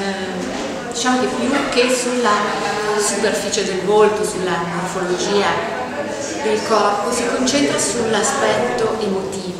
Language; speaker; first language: Italian; native; Italian